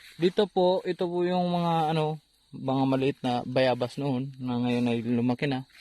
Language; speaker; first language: Filipino; non-native, local second language; Cebuano